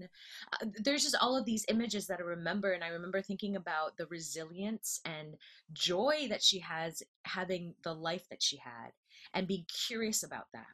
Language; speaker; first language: English; native; English